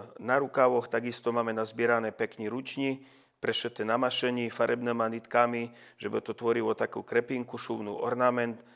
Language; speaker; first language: Slovak; non-native, local second language; Rusyn